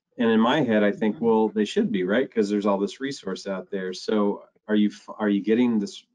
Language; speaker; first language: English; native; English